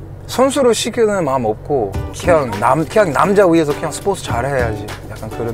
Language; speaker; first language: Korean; non-native, learner; English